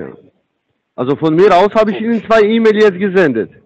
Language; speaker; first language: German; non-native, fluent; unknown